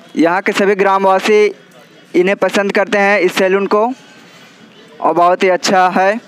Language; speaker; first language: Hindi; native; Hindi